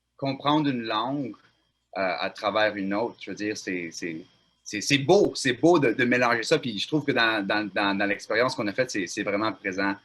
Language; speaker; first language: French; non-native, local second language; English